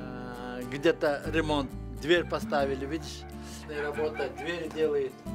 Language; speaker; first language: Russian; non-native, local second language; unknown